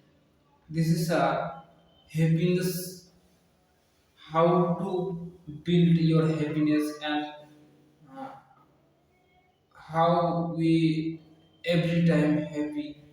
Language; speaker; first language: English; non-native, learner; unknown